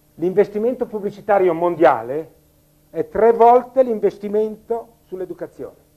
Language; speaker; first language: Italian; native; Italian